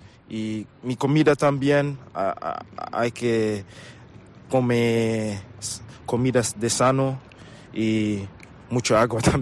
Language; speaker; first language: Spanish; non-native, learner; English